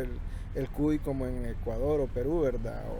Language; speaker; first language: Spanish; native; Spanish